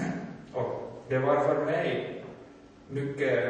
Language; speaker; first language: Swedish; non-native, local second language; Finnish